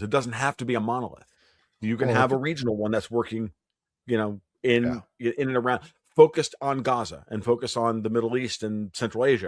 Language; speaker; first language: English; native; English